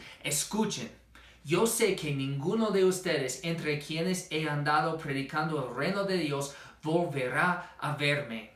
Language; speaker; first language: Spanish; non-native, fluent; English